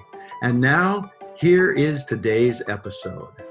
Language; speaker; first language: English; native; English